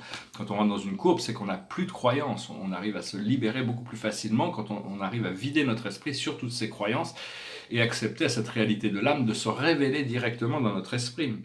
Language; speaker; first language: French; native; French